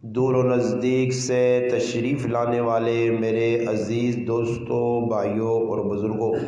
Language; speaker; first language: Urdu; non-native, local second language; Punjabi